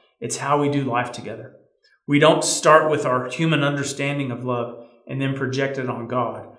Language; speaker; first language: English; native; English